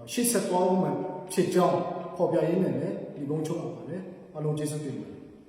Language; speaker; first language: Burmese; non-native, local second language; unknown